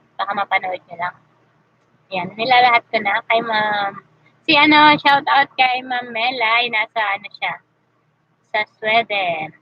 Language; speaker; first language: Filipino; non-native, local second language; Masbatenyo